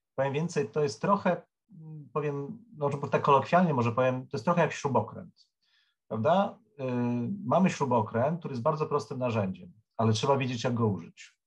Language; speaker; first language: Polish; native; Polish